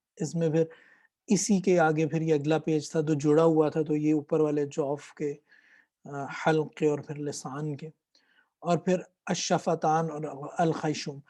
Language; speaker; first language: Urdu; native; Urdu